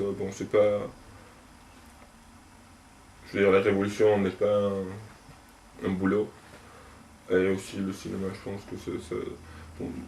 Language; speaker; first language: French; non-native, local second language; Arabic